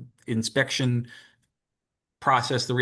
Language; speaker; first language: English; native; English